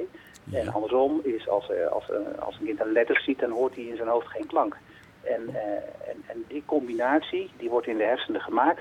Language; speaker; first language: Dutch; native; Dutch